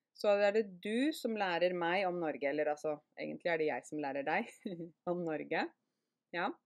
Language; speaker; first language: Norwegian; native; Norwegian